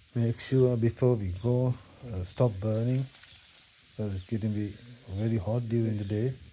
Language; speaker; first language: English; non-native, local second language; Sinhala